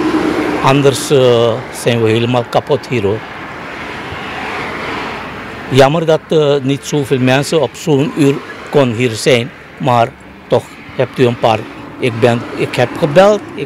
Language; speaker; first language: Dutch; non-native, local second language; Caribbean Hindustani